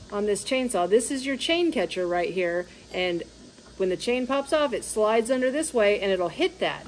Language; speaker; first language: English; native; English